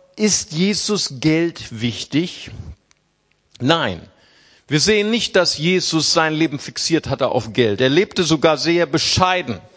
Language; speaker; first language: German; early bilingual, other home language; Portuguese